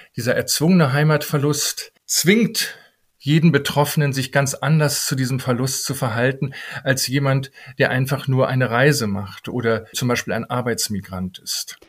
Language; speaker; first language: German; native; German